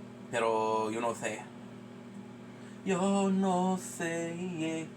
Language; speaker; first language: Spanish; non-native, learner; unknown